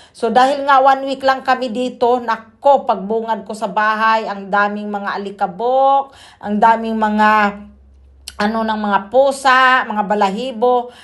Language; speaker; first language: Filipino; native; Filipino